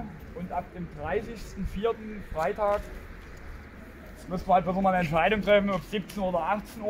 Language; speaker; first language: German; native; German